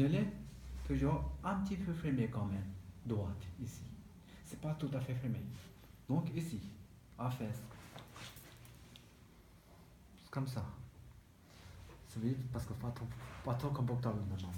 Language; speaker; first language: French; non-native, learner; Tibetan